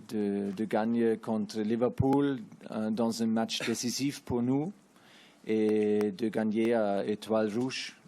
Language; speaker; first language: French; non-native, learner; German